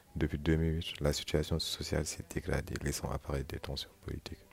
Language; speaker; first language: French; non-native, local second language; Wolof